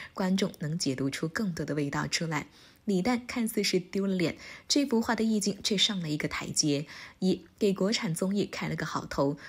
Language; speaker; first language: Chinese; native; Chinese